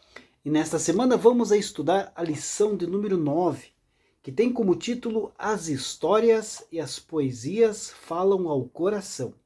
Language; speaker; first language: Portuguese; native; Portuguese